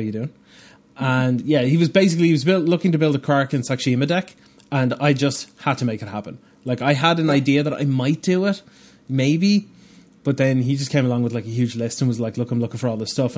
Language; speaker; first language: English; native; English